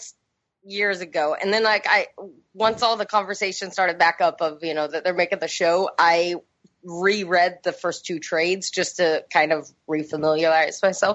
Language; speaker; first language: English; native; English